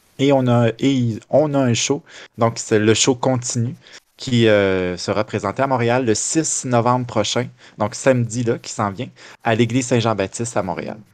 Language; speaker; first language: French; native; French